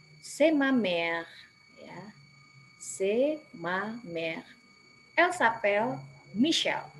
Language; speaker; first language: French; non-native, fluent; Indonesian